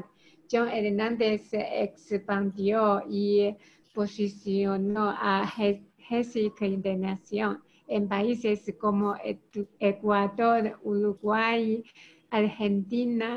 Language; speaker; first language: Spanish; non-native, learner; Chinese